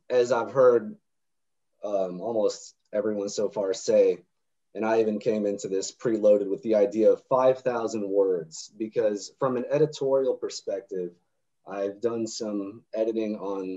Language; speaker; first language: English; native; English